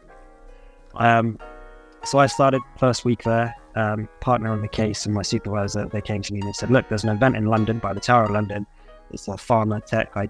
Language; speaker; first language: English; native; English